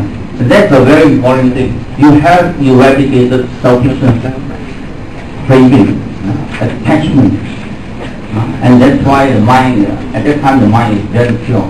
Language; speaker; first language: English; non-native, local second language; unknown